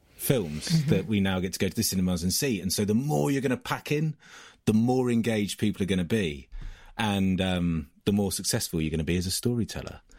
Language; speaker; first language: English; native; English